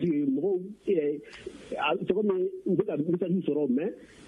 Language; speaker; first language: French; non-native, local second language; Bambara